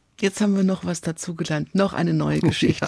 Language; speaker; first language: German; native; German